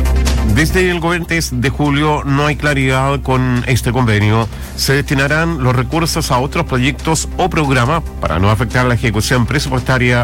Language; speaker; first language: Spanish; native; Spanish